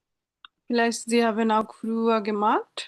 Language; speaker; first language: German; non-native, fluent; Bangla